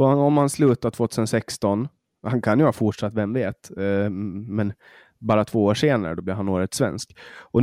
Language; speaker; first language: Swedish; native; Swedish